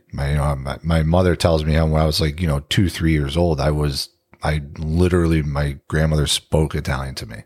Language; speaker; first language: English; early bilingual, other home language; Italian